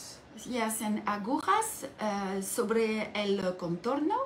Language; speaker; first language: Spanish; non-native, learner; French